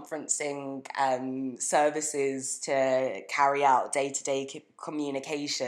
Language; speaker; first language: English; native; English